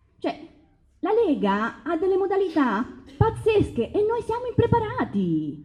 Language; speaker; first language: Italian; early bilingual, other home language; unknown